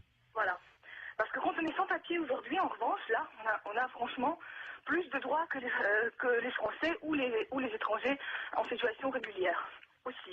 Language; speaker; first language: French; non-native, fluent; Russian